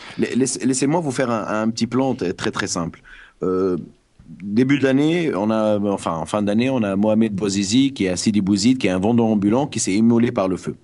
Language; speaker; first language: French; non-native, local second language; Arabic